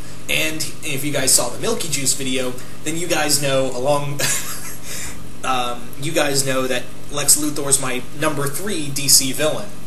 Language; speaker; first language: English; native; English